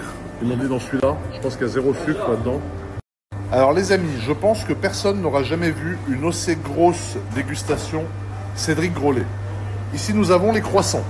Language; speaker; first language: French; native; French